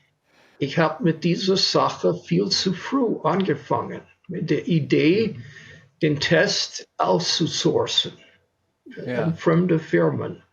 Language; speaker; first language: German; non-native, fluent; English